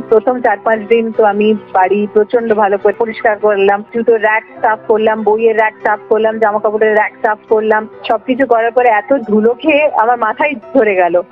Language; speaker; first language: Bangla; native; Bangla